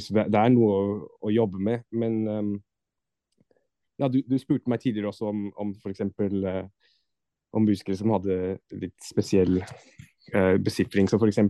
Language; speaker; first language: Norwegian; non-native, fluent; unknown